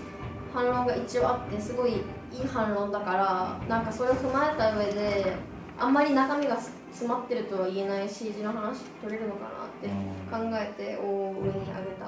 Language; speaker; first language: Japanese; native; Japanese